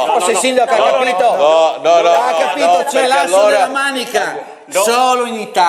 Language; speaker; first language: Italian; native; Italian